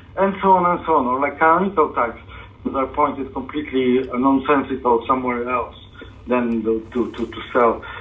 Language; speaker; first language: English; non-native, fluent; Polish